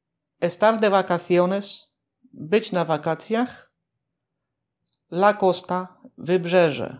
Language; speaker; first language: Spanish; non-native, fluent; Polish